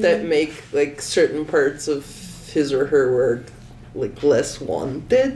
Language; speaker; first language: English; non-native, fluent; Slovenian